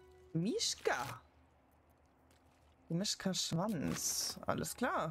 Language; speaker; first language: German; native; German